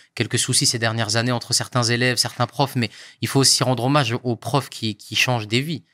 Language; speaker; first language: French; native; French